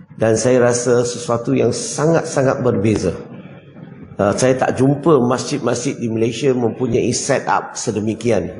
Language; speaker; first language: Malay; non-native, local second language; Chinese